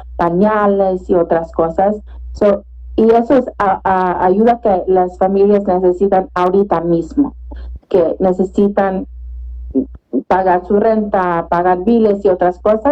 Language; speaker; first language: Spanish; early bilingual, heritage; Spanish